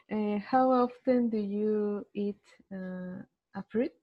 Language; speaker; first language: English; non-native, learner; Spanish